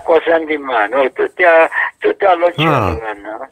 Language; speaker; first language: Italian; native; Italian